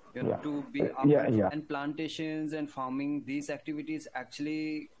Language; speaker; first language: English; non-native, local second language; Hindi